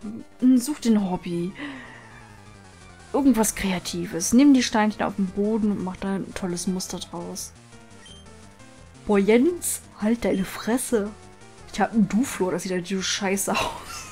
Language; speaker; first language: German; native; German